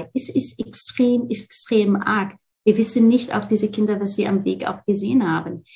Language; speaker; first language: German; non-native, fluent; Arabic